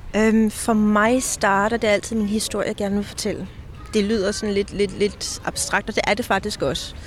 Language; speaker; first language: Danish; native; Danish